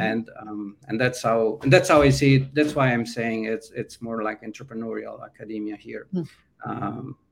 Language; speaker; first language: English; non-native, fluent; Italian